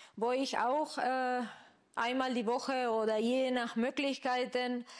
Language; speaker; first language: German; non-native, fluent; Spanish